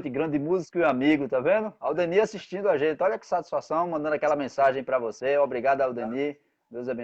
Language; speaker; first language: Portuguese; native; Portuguese